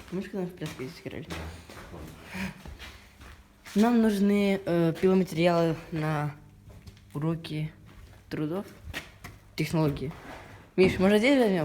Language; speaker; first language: Russian; native; Russian